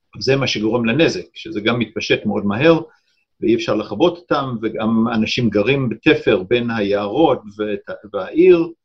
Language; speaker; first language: Hebrew; non-native, fluent; English